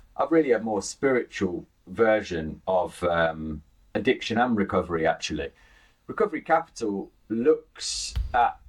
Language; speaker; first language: English; native; English